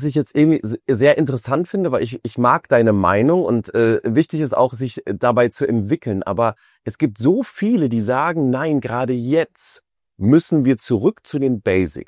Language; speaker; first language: German; native; German